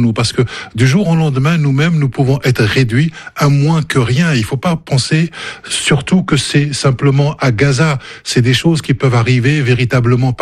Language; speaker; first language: French; non-native, local second language; Arabic